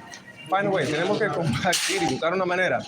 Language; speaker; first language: Spanish; early bilingual, heritage; Spanish